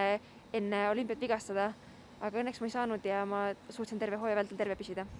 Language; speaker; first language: Estonian; native; Estonian